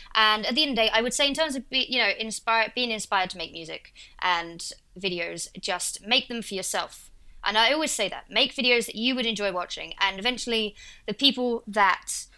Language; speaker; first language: English; native; English